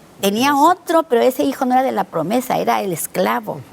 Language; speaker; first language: Spanish; native; Spanish